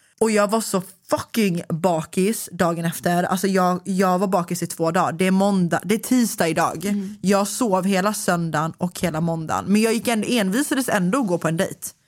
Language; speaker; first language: Swedish; native; Swedish